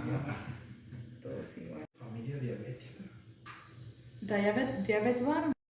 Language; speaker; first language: Spanish; non-native, learner; Turkish